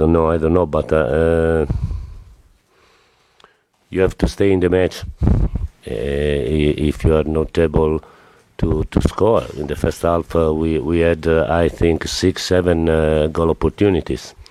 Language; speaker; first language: English; non-native, fluent; Italian